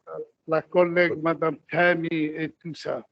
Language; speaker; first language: French; non-native, local second language; Arabic